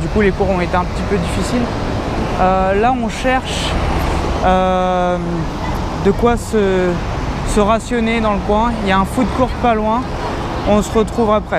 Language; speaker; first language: French; native; French